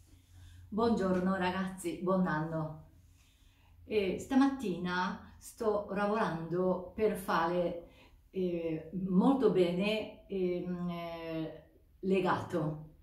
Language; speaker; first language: Italian; non-native, fluent; Japanese